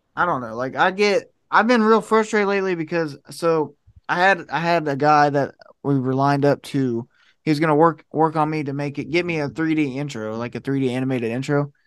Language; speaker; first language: English; native; English